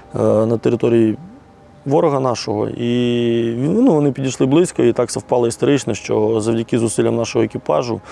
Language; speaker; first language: Ukrainian; native; Ukrainian